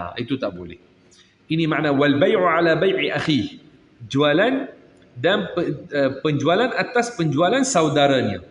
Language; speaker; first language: Malay; non-native, fluent; Arabic